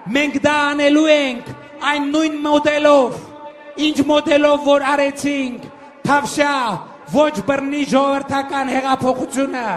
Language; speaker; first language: Armenian; native; Armenian